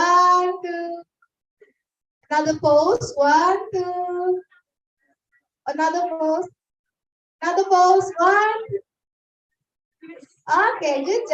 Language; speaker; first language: English; non-native, learner; Indonesian